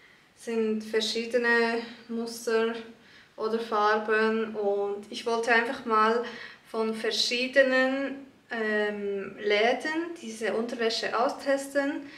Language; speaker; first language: German; early bilingual, other home language; Turkish